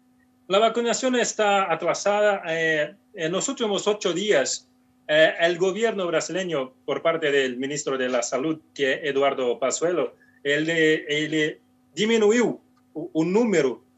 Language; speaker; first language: Spanish; non-native, fluent; Portuguese